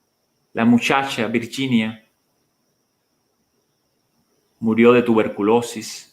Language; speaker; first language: Spanish; native; Spanish